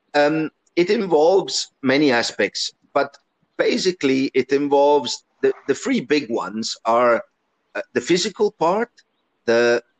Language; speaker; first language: English; early bilingual, other home language; Italian